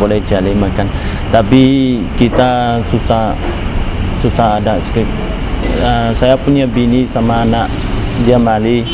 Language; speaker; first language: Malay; non-native, learner; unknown